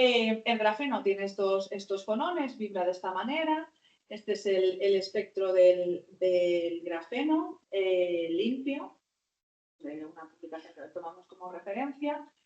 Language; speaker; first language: Spanish; native; Spanish